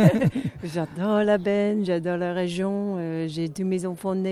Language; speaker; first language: French; non-native, fluent; English